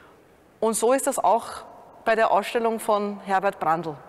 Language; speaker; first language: German; native; German